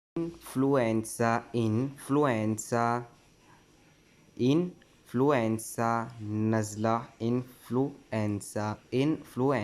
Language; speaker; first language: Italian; non-native, fluent; Urdu